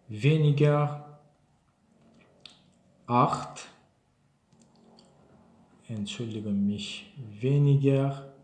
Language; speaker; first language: German; non-native, learner; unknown